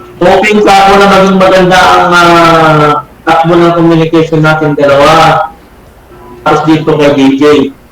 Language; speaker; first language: Filipino; non-native, local second language; Iloko